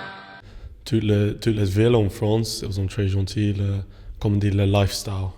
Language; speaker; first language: French; non-native, fluent; English